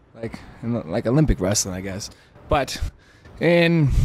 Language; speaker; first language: English; native; English